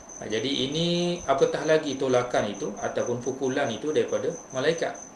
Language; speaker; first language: Malay; native; Malay